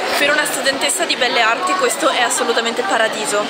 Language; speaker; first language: Italian; native; Italian